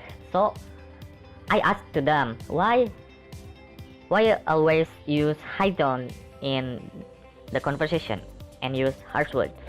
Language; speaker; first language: English; non-native, learner; Indonesian